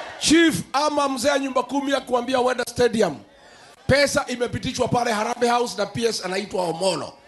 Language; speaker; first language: Swahili; non-native, local second language; Kikuyu